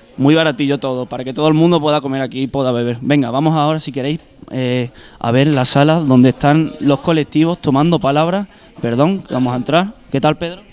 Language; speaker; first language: Spanish; native; Spanish